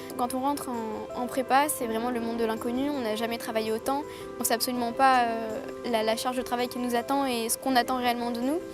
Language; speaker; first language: French; native; French